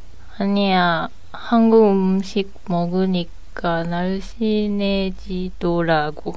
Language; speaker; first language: Korean; non-native, learner; Japanese